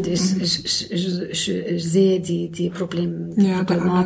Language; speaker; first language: German; non-native, learner; Arabic